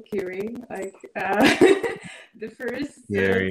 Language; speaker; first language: English; non-native, fluent; Russian